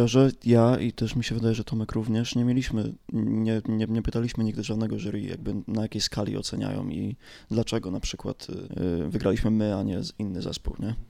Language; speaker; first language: Polish; native; Polish